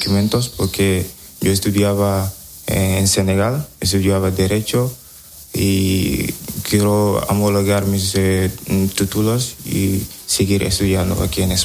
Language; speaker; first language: Spanish; non-native, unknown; Wolof